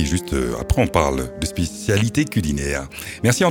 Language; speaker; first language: French; native; French